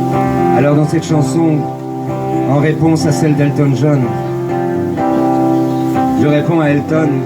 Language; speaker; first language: French; native; French